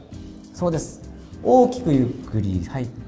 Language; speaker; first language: Japanese; native; Japanese